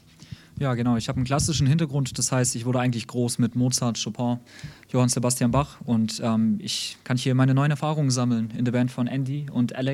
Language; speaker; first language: German; early bilingual, other home language; Russian